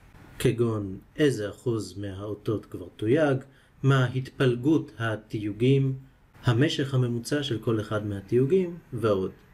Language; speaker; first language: Hebrew; native; Hebrew